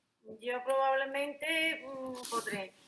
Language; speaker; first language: Spanish; non-native, fluent; Bulgarian